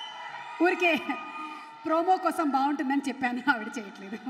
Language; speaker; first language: Telugu; native; Telugu